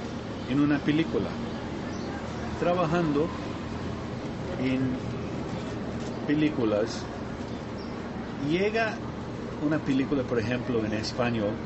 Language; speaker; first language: Spanish; non-native, learner; English